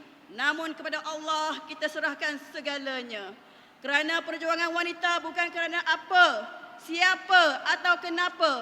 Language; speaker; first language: Malay; native; Malay